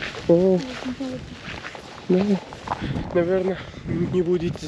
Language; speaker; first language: Russian; non-native, local second language; Kyrgyz